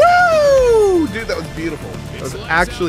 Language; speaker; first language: English; native; English